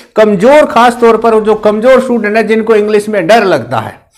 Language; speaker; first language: Hindi; native; Hindi